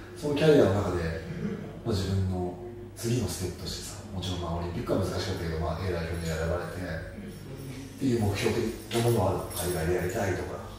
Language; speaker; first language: Japanese; native; Japanese